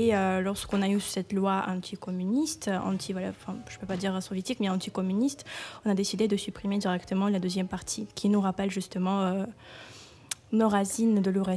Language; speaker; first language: French; non-native, fluent; Ukrainian